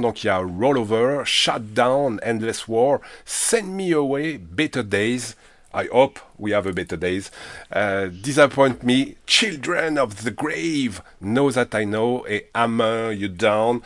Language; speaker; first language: English; non-native, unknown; French